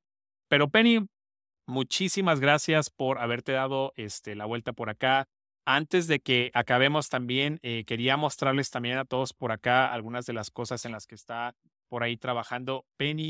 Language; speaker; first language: Spanish; native; Spanish